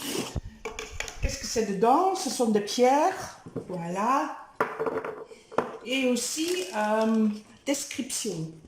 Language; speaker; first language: French; non-native, fluent; Dutch